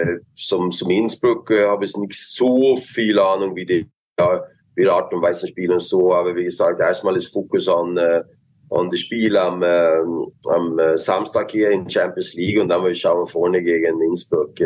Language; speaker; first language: German; non-native, fluent; Swedish